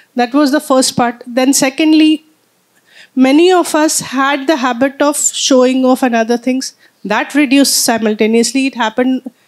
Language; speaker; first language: English; non-native, local second language; Marathi